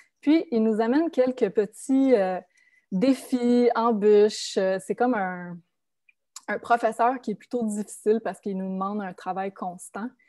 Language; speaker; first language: French; native; French